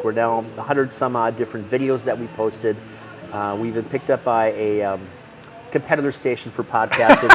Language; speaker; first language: English; native; English